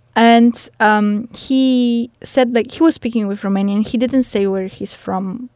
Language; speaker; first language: English; non-native, fluent; Polish